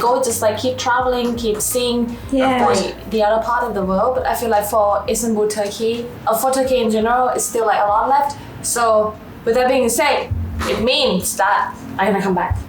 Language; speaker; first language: English; non-native, fluent; Thai